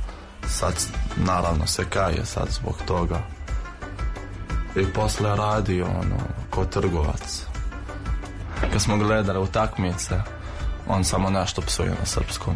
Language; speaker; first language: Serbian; non-native, fluent; Arabic